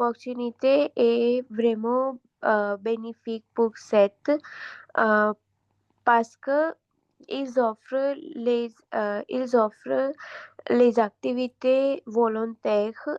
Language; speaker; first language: French; non-native, learner; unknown